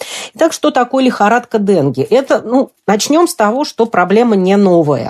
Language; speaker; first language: Russian; native; Russian